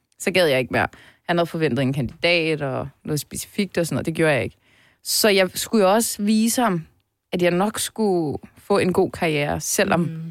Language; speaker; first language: Danish; early bilingual, other home language; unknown